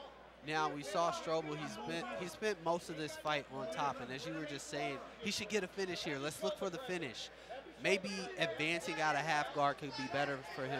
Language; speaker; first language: English; native; English